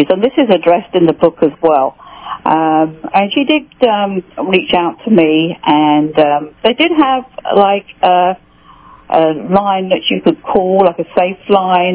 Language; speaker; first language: English; native; English